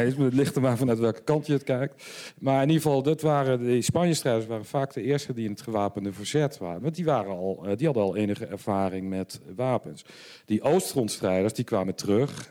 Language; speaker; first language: Dutch; native; Dutch